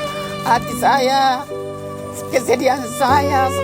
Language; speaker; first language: Indonesian; non-native, local second language; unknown